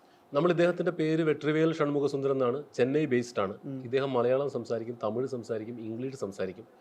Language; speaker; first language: Malayalam; native; Malayalam